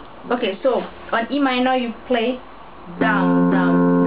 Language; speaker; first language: English; non-native, learner; French